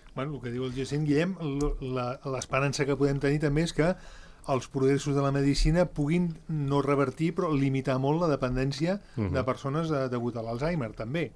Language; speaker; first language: Catalan; native; Catalan